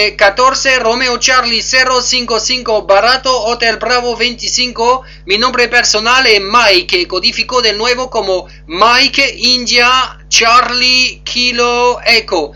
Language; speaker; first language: Spanish; non-native, learner; French